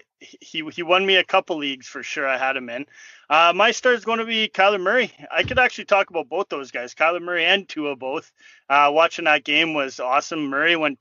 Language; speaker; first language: English; native; English